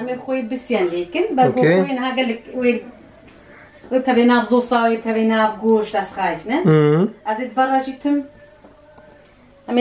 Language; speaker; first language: German; non-native, learner; Kurdish